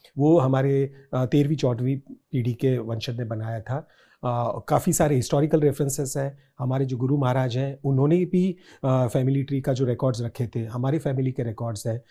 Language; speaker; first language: Hindi; non-native, local second language; Gujarati